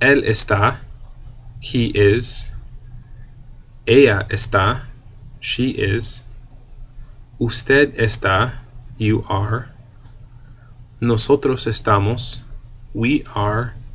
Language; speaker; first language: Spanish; non-native, fluent; English